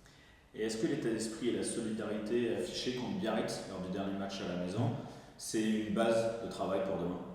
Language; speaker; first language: French; native; French